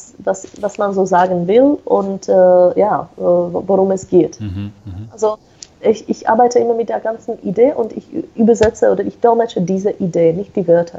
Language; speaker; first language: German; non-native, fluent; Slovak